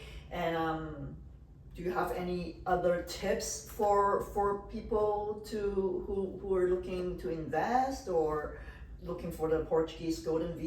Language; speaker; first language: English; non-native, fluent; Portuguese